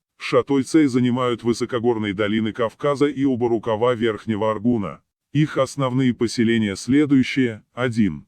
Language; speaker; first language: Russian; non-native, local second language; Chechen